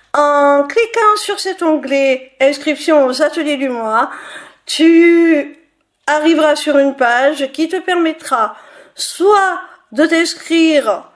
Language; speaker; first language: French; native; French